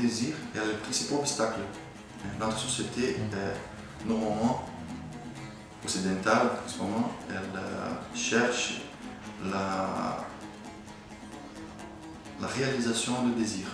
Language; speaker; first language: French; non-native, fluent; Portuguese